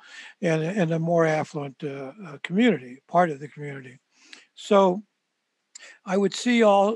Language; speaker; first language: English; native; English